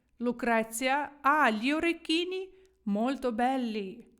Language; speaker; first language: Italian; non-native, fluent; Ukrainian